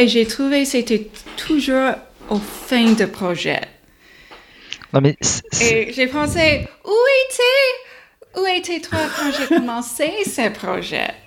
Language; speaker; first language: French; non-native, learner; English